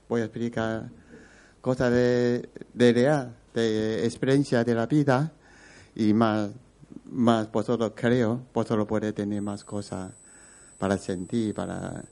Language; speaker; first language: Spanish; non-native, learner; Chinese